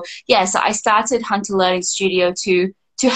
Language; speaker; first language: English; native; English